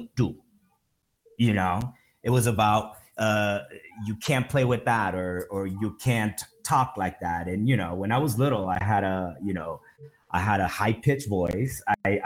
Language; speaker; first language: English; native; English